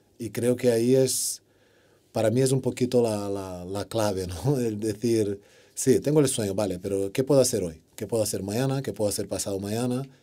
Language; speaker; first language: Spanish; non-native, fluent; Portuguese